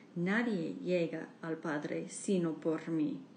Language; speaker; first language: Spanish; non-native, learner; English